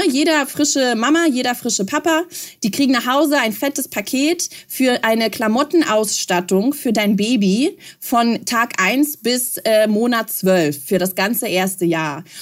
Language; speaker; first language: German; early bilingual, other home language; Russian